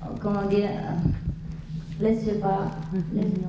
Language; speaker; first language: French; non-native, learner; Vietnamese